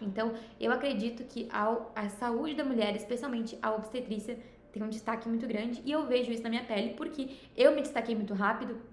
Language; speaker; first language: Portuguese; native; Portuguese